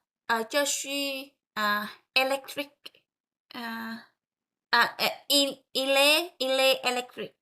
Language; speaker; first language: French; non-native, learner; Vietnamese